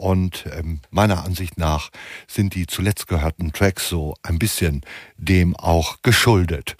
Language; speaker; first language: German; native; German